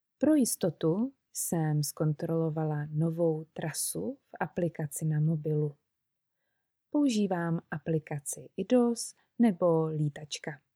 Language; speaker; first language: Czech; native; Czech